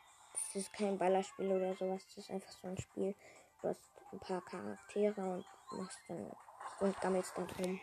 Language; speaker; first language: German; native; German